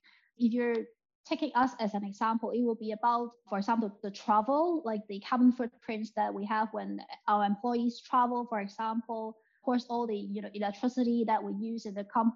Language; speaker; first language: English; non-native, local second language; Cantonese